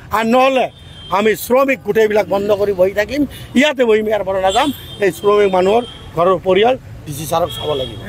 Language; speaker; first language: Assamese; non-native, local second language; Bangla